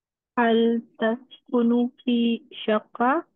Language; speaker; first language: Arabic; non-native, learner; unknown